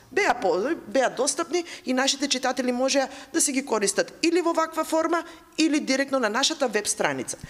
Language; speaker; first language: Macedonian; native; Macedonian